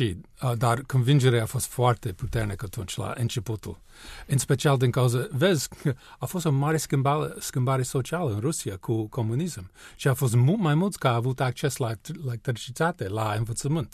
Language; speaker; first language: Romanian; non-native, learner; English